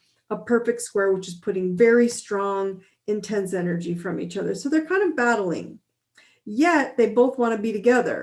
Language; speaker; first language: English; native; English